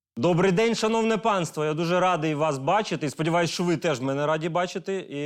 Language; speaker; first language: Ukrainian; non-native, local second language; Russian